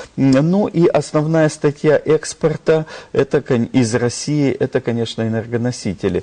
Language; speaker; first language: Russian; native; Russian